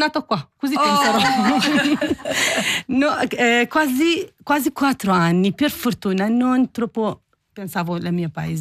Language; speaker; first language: Italian; non-native, learner; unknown